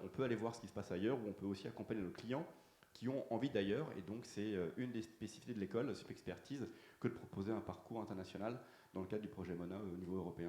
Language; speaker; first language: French; native; French